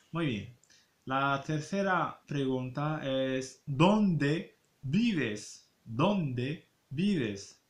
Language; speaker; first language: Spanish; non-native, fluent; Arabic